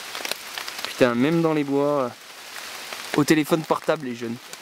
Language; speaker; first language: French; native; French